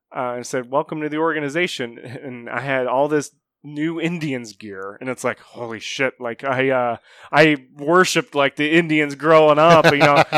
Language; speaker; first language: English; native; English